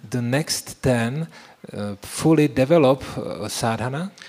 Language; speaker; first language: English; non-native, fluent; Czech